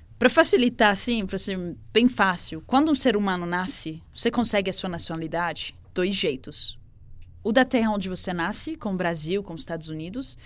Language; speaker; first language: Portuguese; non-native, fluent; Arabic